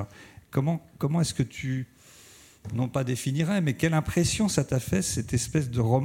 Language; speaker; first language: French; native; French